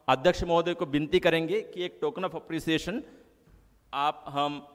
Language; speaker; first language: Hindi; non-native, local second language; Marathi